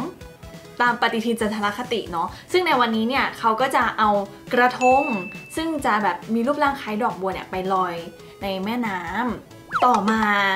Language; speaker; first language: Thai; native; Thai